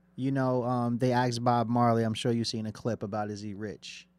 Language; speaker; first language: English; native; English